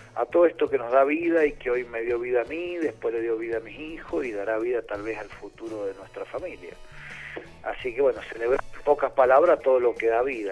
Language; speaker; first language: Spanish; native; Spanish